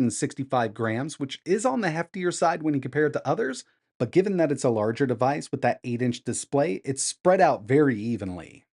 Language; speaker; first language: English; native; English